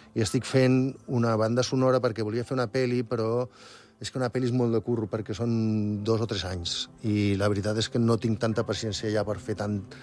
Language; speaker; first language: Catalan; native; Catalan